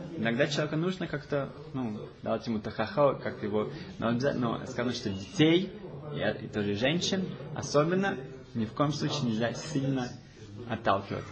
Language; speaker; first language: Russian; early bilingual, heritage; Russian